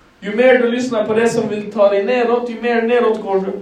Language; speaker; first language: Swedish; non-native, fluent; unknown